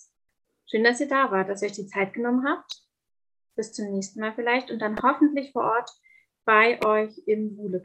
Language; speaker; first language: German; native; German